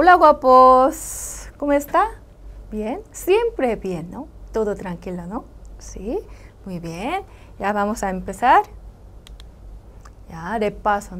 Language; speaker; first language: Spanish; non-native, learner; Korean